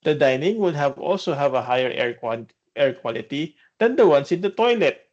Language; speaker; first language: English; non-native, local second language; Filipino